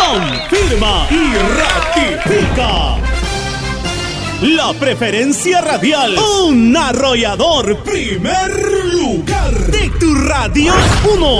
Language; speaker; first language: Spanish; native; Spanish